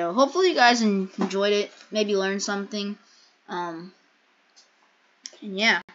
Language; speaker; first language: English; native; English